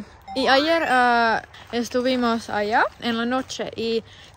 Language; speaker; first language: Spanish; non-native, learner; Finnish